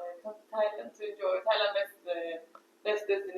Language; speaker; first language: English; non-native, fluent; Swedish